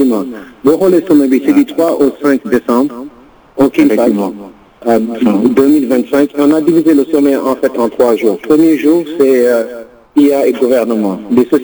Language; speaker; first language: French; non-native, local second language; Wolof